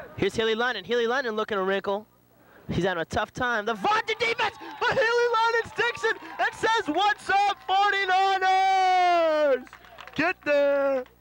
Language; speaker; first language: English; native; English